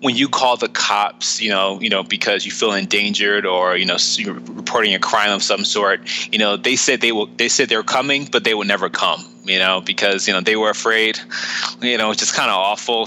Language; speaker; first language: English; native; English